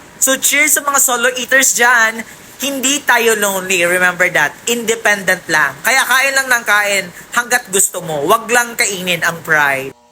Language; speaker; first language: Filipino; non-native, local second language; Waray